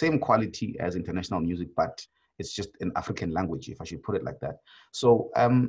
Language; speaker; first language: English; non-native, local second language; Swati